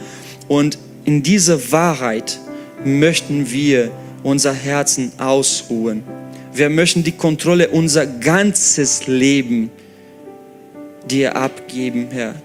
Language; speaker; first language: German; non-native, fluent; Portuguese